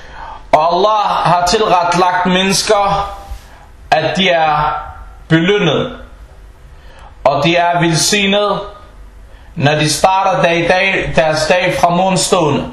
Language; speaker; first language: Danish; non-native, fluent; Arabic